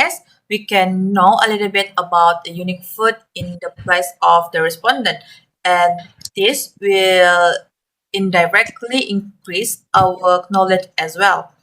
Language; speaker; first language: English; non-native, learner; Malay